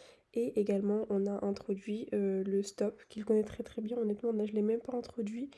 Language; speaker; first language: French; native; French